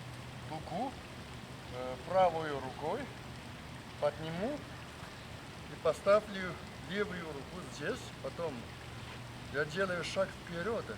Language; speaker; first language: Russian; non-native, learner; Chinese